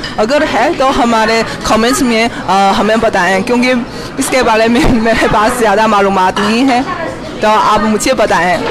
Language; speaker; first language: Urdu; non-native, fluent; Chinese